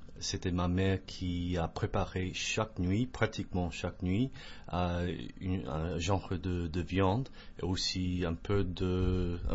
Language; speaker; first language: French; non-native, fluent; English